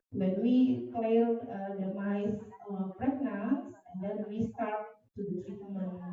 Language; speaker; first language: English; non-native, learner; Indonesian